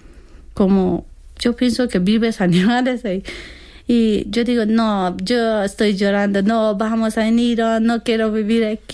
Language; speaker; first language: Spanish; non-native, learner; Persian